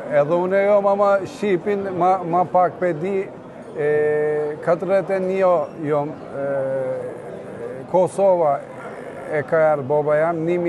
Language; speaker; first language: Albanian; early bilingual, heritage; Turkish